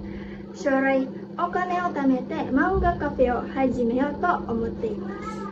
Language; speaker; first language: Japanese; non-native, learner; Indonesian